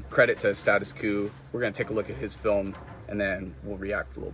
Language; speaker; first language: English; native; English